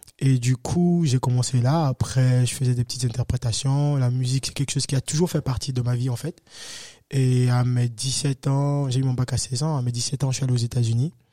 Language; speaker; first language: French; native; French